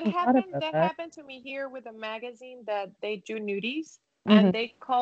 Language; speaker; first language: English; non-native, fluent; Spanish